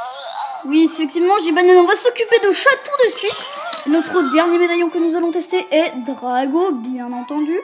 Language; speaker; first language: French; native; French